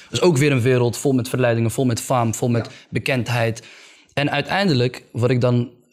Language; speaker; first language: Dutch; early bilingual, other home language; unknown